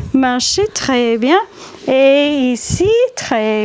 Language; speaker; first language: French; non-native, learner; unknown